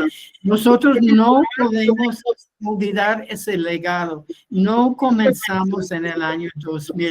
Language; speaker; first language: Spanish; non-native, fluent; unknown